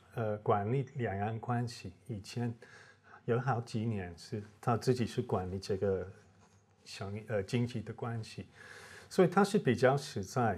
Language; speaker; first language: Chinese; non-native, fluent; English